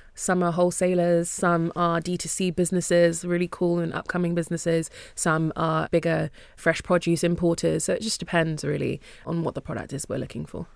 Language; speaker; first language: English; early bilingual, other home language; Yoruba